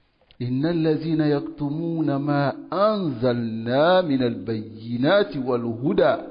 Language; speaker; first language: Arabic; non-native, fluent; French